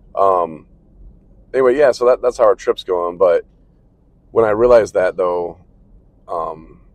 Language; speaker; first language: English; native; English